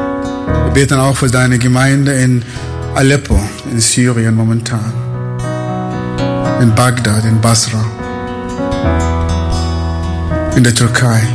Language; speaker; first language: German; non-native, fluent; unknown